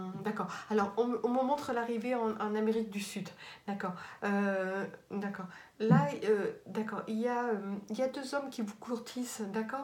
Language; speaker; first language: French; native; French